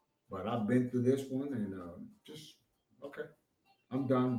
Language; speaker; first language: English; non-native, fluent; Spanish